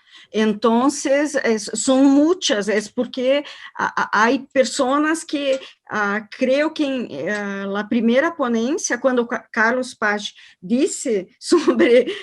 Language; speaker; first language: Spanish; non-native, learner; Portuguese